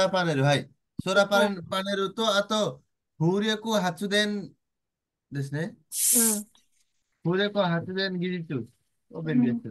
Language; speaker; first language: Japanese; non-native, fluent; Nepali